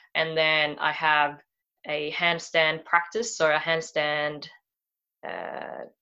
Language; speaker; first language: English; non-native, fluent; Swedish